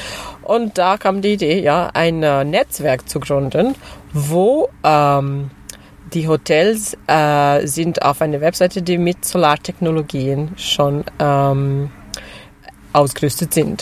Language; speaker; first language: German; non-native, fluent; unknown